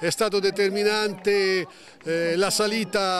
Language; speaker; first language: Italian; native; Italian